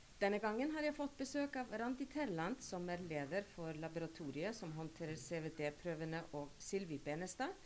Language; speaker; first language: Norwegian; native; Norwegian